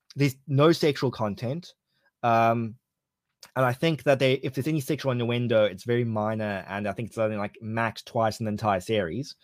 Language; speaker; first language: English; native; English